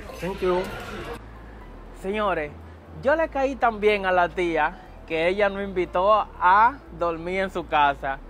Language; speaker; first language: Spanish; native; Spanish